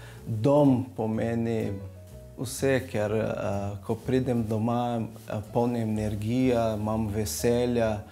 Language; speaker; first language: Slovenian; non-native, learner; Portuguese